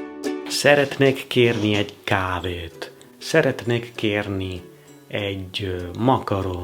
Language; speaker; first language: Hungarian; non-native, learner; Italian